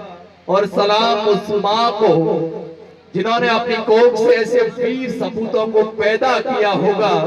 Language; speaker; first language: Hindi; native; Hindi